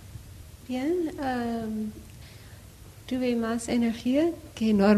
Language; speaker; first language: Spanish; non-native, learner; English